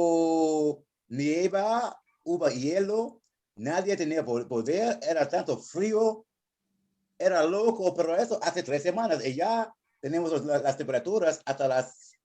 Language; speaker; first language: Spanish; non-native, fluent; English